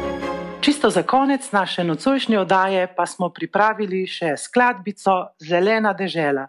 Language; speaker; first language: Slovenian; native; Slovenian